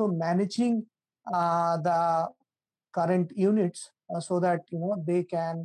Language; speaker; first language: English; non-native, local second language; Bangla